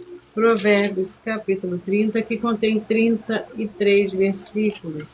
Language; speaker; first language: Portuguese; native; Portuguese